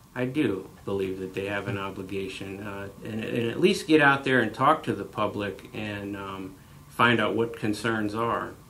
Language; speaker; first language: English; native; English